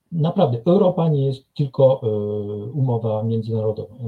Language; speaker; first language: Polish; non-native, fluent; French